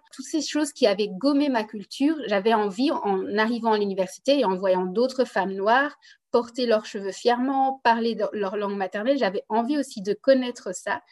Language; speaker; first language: French; early bilingual, other home language; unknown